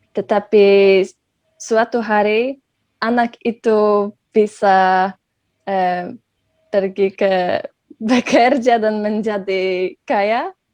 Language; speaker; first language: Indonesian; non-native, learner; Polish